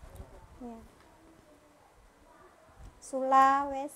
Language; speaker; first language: Indonesian; native; Indonesian